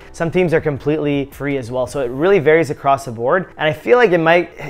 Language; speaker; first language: English; native; English